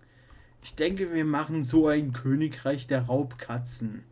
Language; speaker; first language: German; native; German